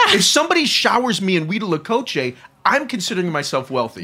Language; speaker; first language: English; native; English